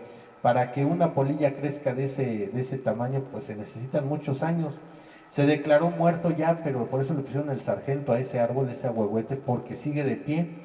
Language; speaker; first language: Spanish; native; Spanish